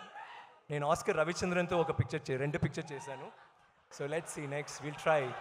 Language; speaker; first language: Telugu; non-native, learner; Tamil